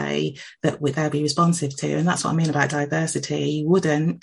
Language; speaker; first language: English; native; English